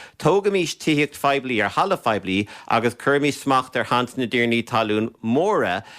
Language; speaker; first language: Irish; native; Irish